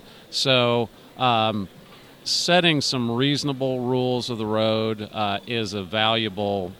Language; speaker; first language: English; native; English